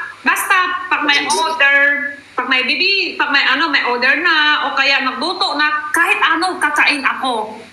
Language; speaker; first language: Filipino; non-native, local second language; Cebuano